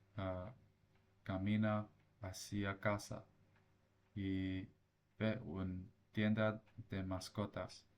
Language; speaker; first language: Spanish; non-native, learner; English